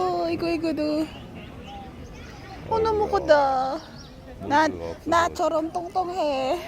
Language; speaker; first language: Korean; non-native, learner; Filipino